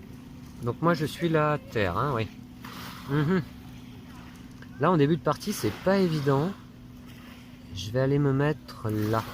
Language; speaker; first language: French; native; French